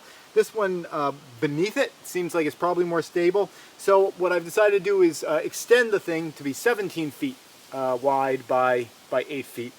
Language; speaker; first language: English; native; English